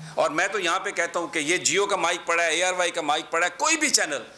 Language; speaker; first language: Urdu; native; Urdu